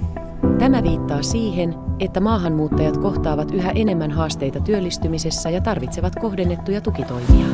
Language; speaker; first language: Finnish; native; Finnish